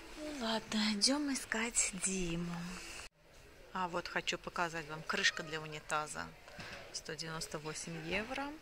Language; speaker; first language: Russian; native; Russian